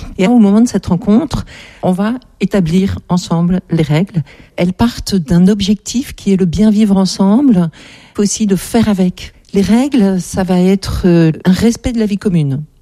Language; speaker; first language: French; native; French